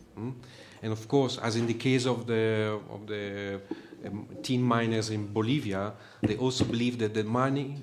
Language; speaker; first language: English; non-native, fluent; Italian